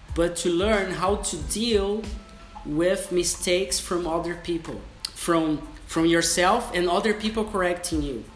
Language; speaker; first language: English; non-native, fluent; Portuguese